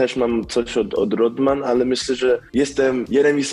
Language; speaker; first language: Polish; early bilingual, heritage; English